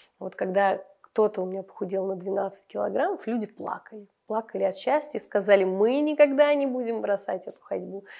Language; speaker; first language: Russian; native; Russian